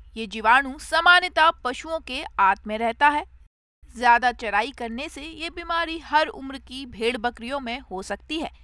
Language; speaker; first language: Hindi; native; Hindi